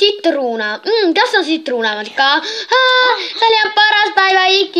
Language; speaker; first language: Finnish; native; Finnish